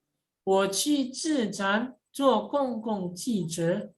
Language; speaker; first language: Chinese; non-native, fluent; Indonesian